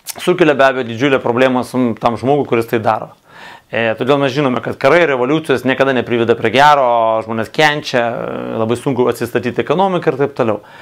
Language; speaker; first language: Lithuanian; non-native, local second language; Russian